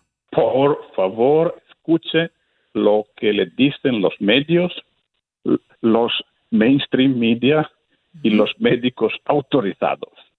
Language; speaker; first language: Spanish; non-native, fluent; Italian